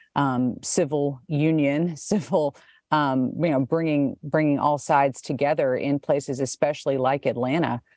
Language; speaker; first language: English; native; English